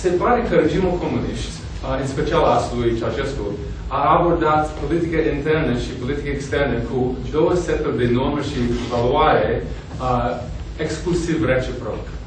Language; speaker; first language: Romanian; non-native, fluent; English